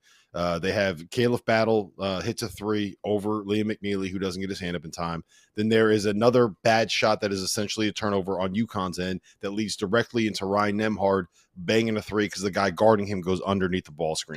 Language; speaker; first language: English; native; English